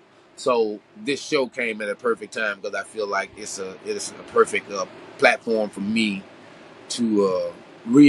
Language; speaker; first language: English; native; English